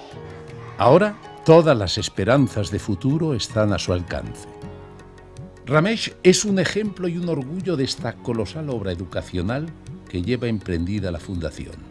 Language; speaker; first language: Spanish; native; Spanish